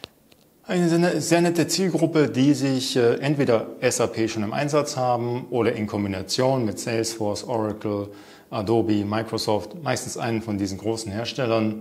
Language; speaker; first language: German; native; German